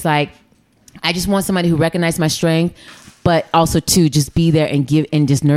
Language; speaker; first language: English; native; English